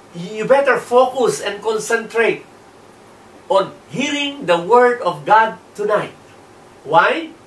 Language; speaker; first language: English; non-native, local second language; Filipino